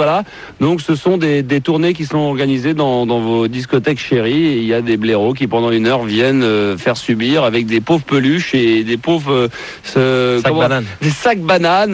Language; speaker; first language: French; native; French